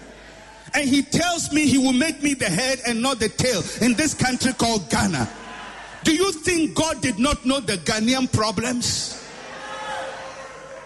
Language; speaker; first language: English; non-native, local second language; Akan